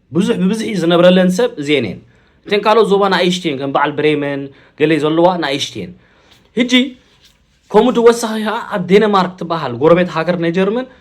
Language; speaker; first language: Tigrinya; early bilingual, heritage; Tigrinya